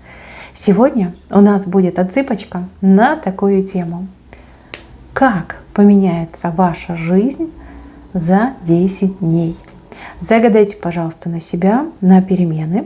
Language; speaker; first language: Russian; native; Russian